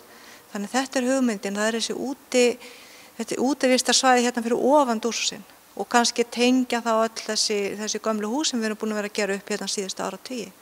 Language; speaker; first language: Icelandic; native; Icelandic